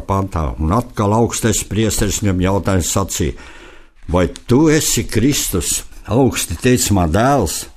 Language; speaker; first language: Latvian; native; Latvian